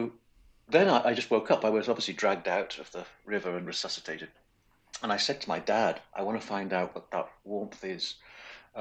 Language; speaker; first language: English; native; English